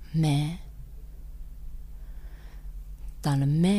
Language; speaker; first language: French; non-native, learner; Chinese